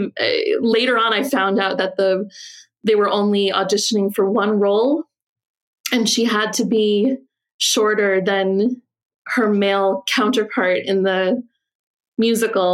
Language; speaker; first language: English; native; English